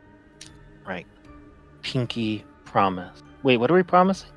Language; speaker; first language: English; native; English